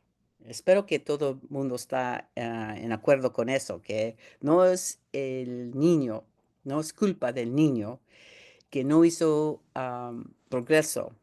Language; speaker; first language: Spanish; early bilingual, heritage; Spanish